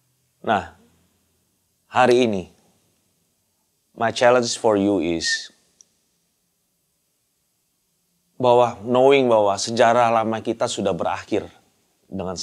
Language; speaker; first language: Indonesian; native; Indonesian